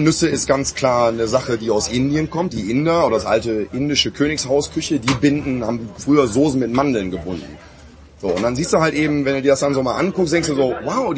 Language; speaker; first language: German; native; German